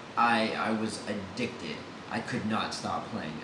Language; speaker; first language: English; native; English